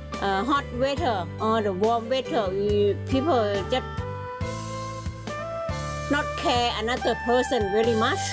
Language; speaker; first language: English; non-native, learner; Thai